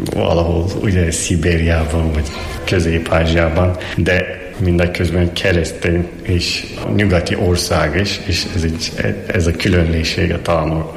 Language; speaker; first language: Hungarian; non-native, fluent; Turkish